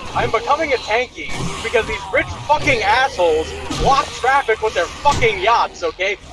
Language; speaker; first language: English; native; English